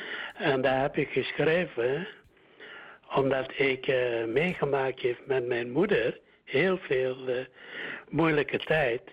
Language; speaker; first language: Dutch; early bilingual, other home language; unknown